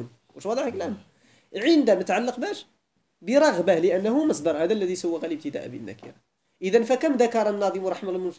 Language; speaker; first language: Arabic; native; Arabic